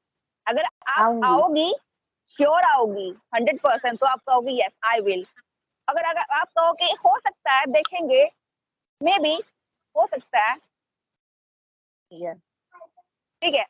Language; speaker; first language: Hindi; native; Hindi